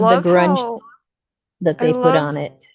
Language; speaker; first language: English; native; English